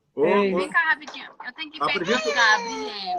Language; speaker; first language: Portuguese; non-native, fluent; English